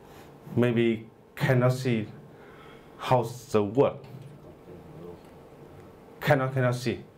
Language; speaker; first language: English; non-native, learner; Vietnamese